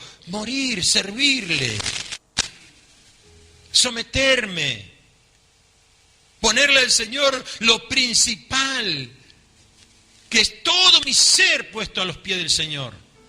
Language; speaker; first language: Spanish; native; Spanish